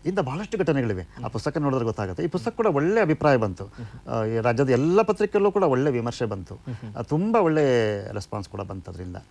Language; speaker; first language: Kannada; native; Kannada